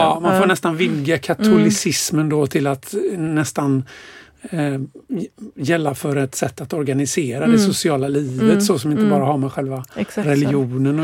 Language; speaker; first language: Swedish; native; Swedish